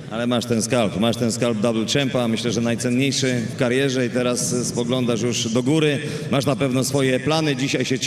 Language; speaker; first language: Polish; native; Polish